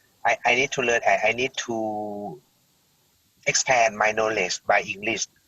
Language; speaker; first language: English; non-native, learner; Thai